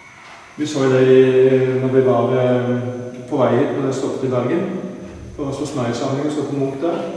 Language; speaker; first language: Norwegian; native; Norwegian